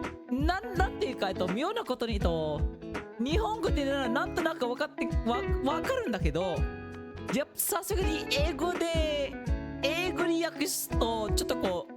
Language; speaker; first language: Japanese; non-native, fluent; English